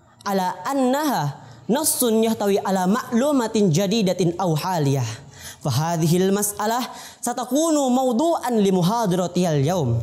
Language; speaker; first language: Arabic; non-native, learner; Indonesian